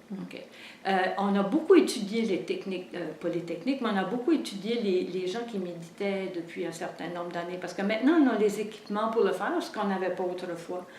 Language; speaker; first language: French; native; French